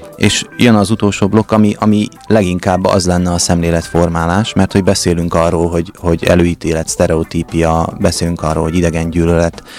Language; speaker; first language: Hungarian; native; Hungarian